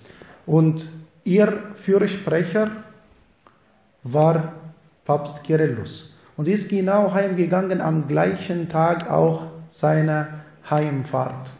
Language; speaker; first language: German; non-native, fluent; Arabic